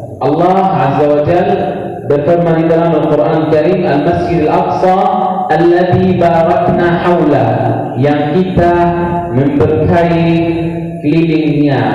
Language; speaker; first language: Indonesian; non-native, learner; Arabic